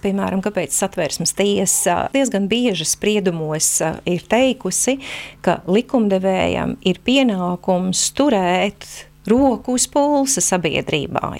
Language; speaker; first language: Latvian; native; Latvian